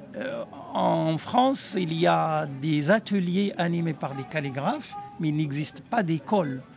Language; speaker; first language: French; non-native, local second language; Arabic